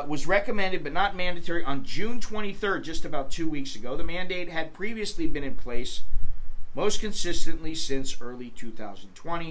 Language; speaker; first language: English; native; English